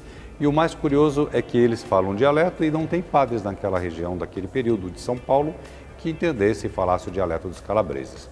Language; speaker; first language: Portuguese; native; Portuguese